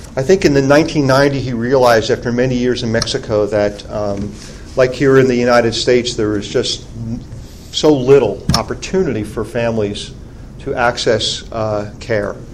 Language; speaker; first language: English; native; English